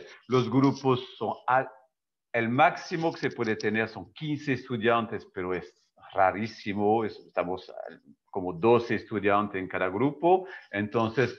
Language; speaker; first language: Spanish; non-native, fluent; French